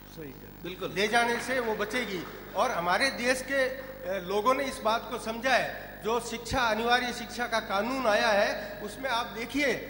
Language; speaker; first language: Hindi; non-native, local second language; Rajasthani